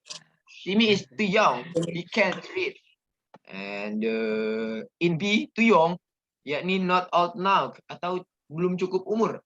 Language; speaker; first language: English; non-native, learner; Indonesian